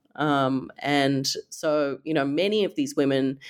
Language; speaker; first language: English; native; English